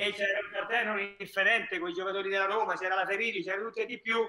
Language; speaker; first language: Italian; native; Italian